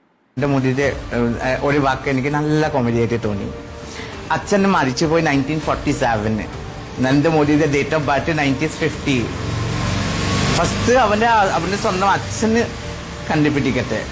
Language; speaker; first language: Malayalam; non-native, fluent; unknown